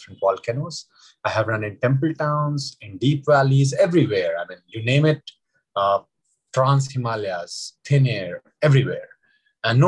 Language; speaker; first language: English; non-native, local second language; Hindi